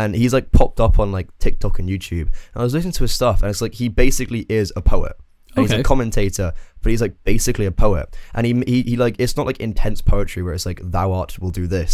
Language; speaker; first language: English; native; English